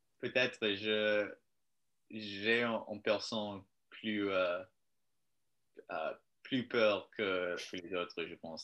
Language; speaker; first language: French; non-native, learner; English